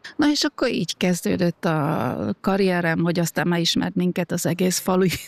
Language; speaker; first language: Hungarian; native; Hungarian